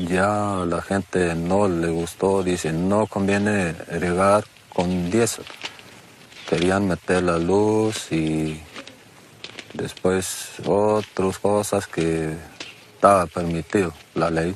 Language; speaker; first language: Spanish; non-native, local second language; Plautdietsch